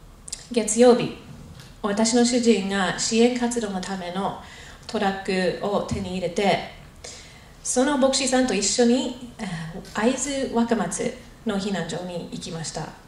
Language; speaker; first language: Japanese; non-native, fluent; English